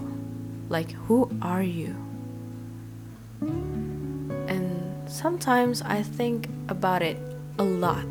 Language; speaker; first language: English; non-native, fluent; Indonesian